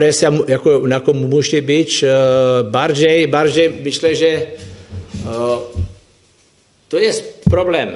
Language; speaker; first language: Polish; non-native, learner; Czech